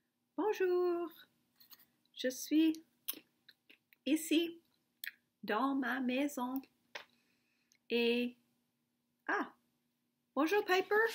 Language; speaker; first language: French; non-native, fluent; English